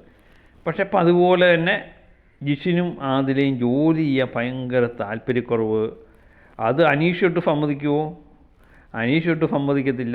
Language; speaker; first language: Malayalam; native; Malayalam